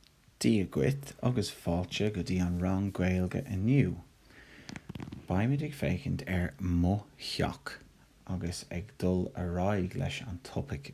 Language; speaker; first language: Irish; non-native, local second language; English